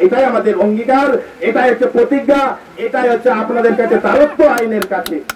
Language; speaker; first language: Bangla; non-native, local second language; Santali